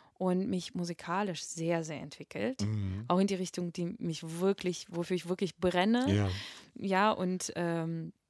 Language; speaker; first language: German; non-native, fluent; Russian